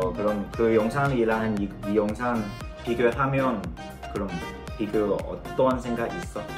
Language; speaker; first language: Korean; non-native, learner; Cantonese